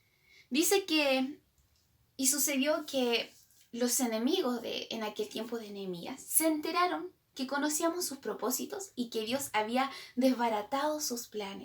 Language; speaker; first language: Spanish; native; Spanish